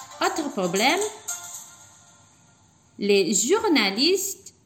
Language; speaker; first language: French; non-native, fluent; Indonesian